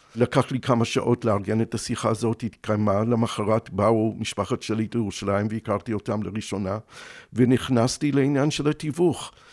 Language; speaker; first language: Hebrew; non-native, fluent; English